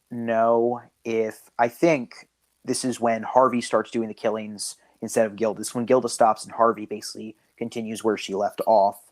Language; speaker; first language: English; native; English